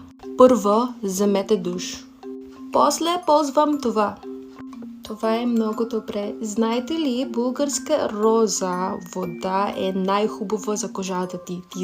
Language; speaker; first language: Bulgarian; non-native, learner; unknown